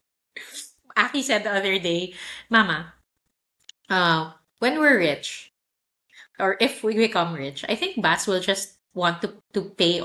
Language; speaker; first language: English; non-native, local second language; Filipino